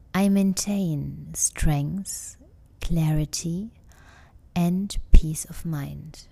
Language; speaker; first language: English; non-native, fluent; German